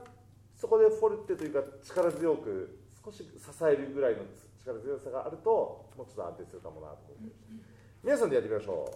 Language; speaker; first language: Japanese; native; Japanese